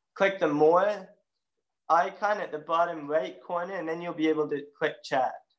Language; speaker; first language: English; native; English